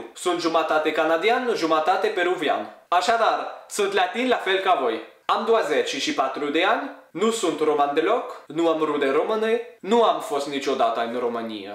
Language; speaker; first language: Romanian; non-native, learner; French